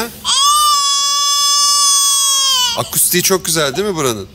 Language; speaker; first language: Turkish; native; Turkish